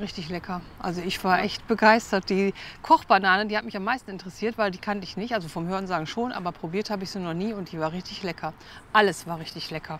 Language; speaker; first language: German; native; German